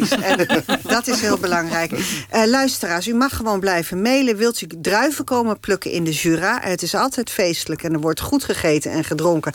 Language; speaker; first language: Dutch; native; Dutch